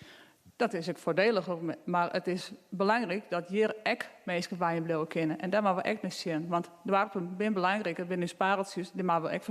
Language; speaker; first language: Dutch; non-native, local second language; Western Frisian